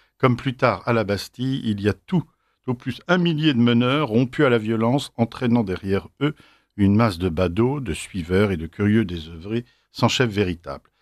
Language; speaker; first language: French; native; French